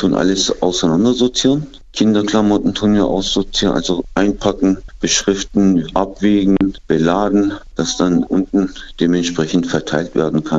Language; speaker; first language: German; early bilingual, other home language; Turkish